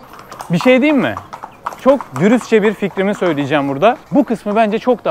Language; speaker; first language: Turkish; native; Turkish